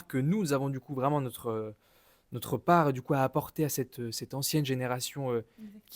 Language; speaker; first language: French; native; French